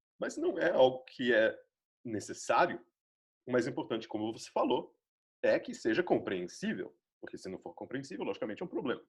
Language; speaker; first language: Portuguese; native; Portuguese